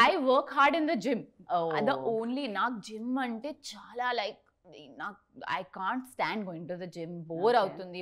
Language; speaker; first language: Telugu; non-native, learner; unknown